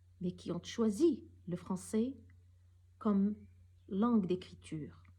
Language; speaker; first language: French; non-native, local second language; Arabic